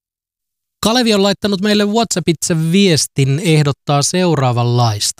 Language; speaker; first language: Finnish; native; Finnish